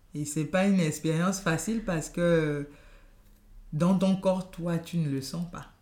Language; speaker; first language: French; non-native, local second language; Yoruba